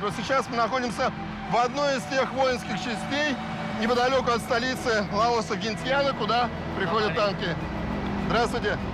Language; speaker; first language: Russian; native; Russian